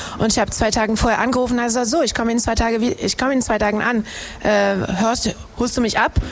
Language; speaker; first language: German; non-native, fluent; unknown